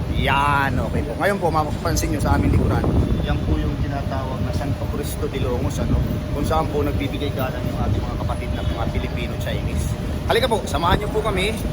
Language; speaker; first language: Filipino; native; Filipino